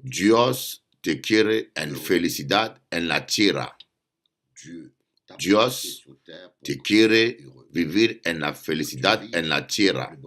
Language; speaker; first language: Spanish; non-native, learner; French